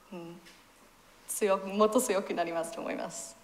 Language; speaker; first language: Japanese; non-native, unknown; English